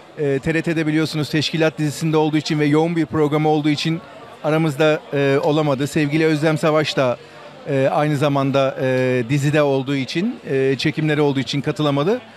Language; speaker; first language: Turkish; native; Turkish